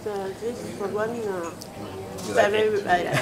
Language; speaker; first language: English; non-native, learner; French